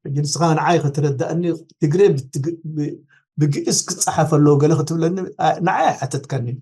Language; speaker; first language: Tigrinya; non-native, local second language; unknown